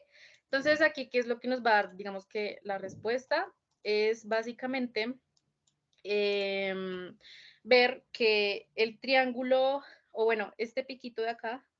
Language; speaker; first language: Spanish; native; Spanish